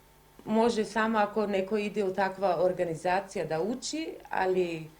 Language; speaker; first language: Macedonian; non-native, learner; Croatian